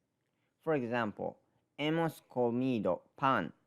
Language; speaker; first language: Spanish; non-native, learner; Japanese